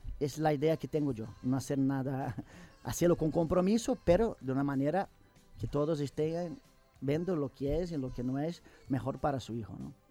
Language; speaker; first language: Spanish; non-native, fluent; Portuguese